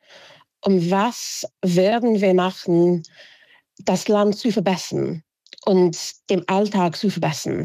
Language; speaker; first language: German; non-native, fluent; English